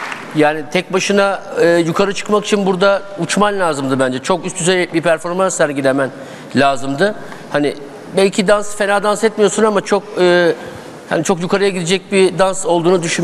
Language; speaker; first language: Turkish; native; Turkish